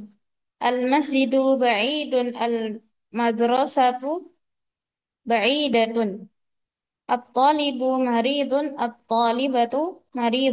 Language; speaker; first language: Arabic; non-native, fluent; Indonesian